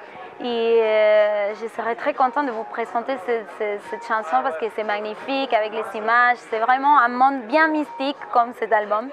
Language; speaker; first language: French; non-native, fluent; Spanish